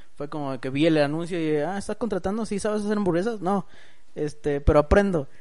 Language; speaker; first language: Spanish; early bilingual, heritage; Spanish